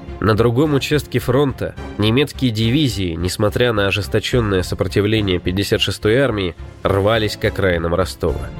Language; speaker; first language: Russian; native; Russian